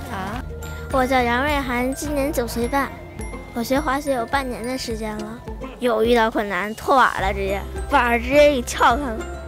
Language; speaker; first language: Chinese; native; Chinese